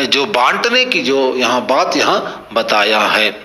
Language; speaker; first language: Hindi; non-native, local second language; Kannada